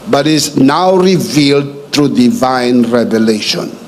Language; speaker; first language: English; non-native, local second language; Filipino